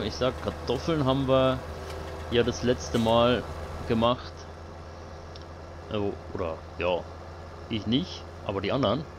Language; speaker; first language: German; native; German